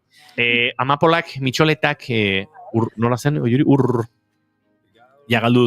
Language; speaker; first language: Basque; native; Basque